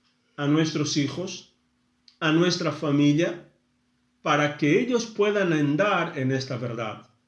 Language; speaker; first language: Spanish; non-native, fluent; Portuguese